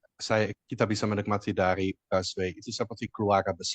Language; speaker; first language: Indonesian; non-native, fluent; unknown